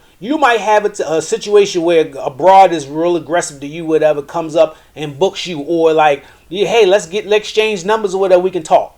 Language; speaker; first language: English; native; English